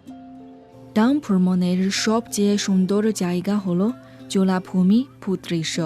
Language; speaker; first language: Bangla; non-native, fluent; Chinese